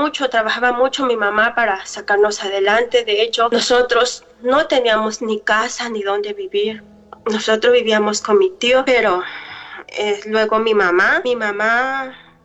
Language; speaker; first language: Spanish; non-native, local second language; Mixtepec Mixtec